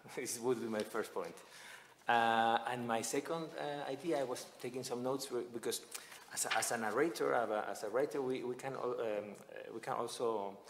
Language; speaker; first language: English; non-native, fluent; Spanish